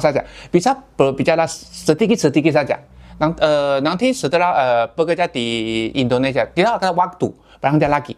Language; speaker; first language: Indonesian; non-native, learner; Chinese